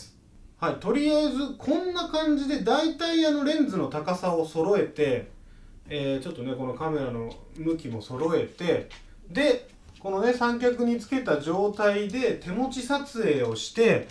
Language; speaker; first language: Japanese; native; Japanese